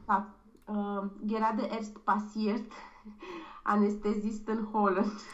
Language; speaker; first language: German; non-native, learner; Romanian